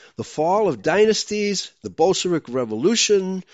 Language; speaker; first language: English; native; English